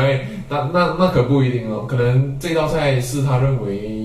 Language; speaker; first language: Chinese; native; Chinese